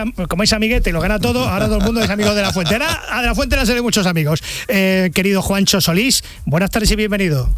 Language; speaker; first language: Spanish; native; Spanish